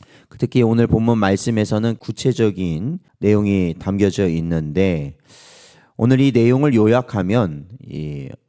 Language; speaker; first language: Korean; native; Korean